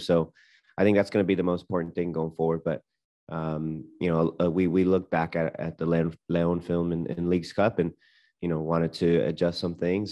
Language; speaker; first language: English; early bilingual, other home language; Spanish